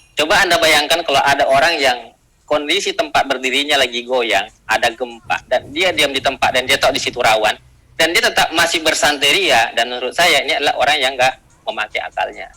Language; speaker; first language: Indonesian; non-native, local second language; Buginese